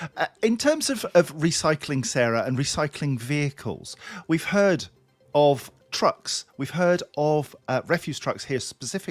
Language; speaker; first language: English; native; English